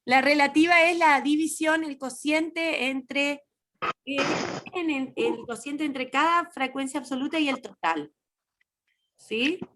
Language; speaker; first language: Spanish; native; Spanish